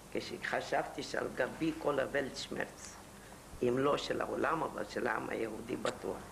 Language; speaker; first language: Hebrew; non-native, fluent; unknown